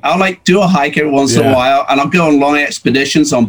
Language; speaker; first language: English; native; English